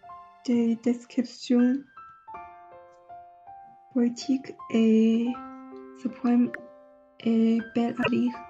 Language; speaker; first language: French; non-native, learner; Chinese